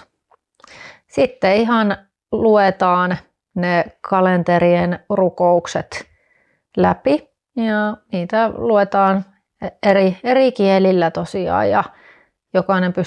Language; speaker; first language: Finnish; native; Finnish